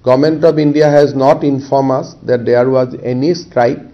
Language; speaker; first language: English; non-native, local second language; Assamese